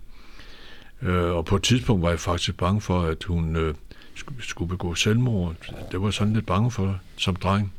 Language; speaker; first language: Danish; native; Danish